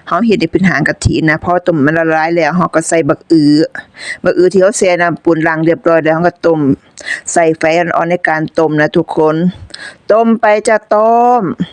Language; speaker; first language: Thai; native; Thai